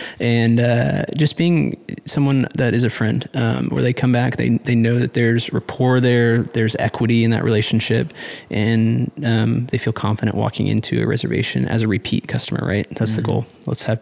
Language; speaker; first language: English; native; English